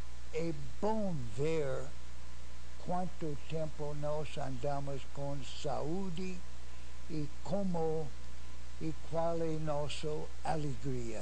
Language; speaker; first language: Portuguese; non-native, fluent; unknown